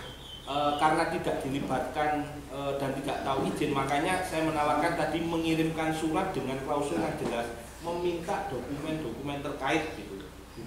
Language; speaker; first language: Indonesian; native; Indonesian